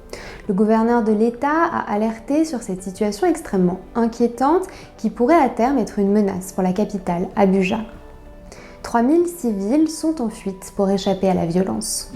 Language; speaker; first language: French; native; French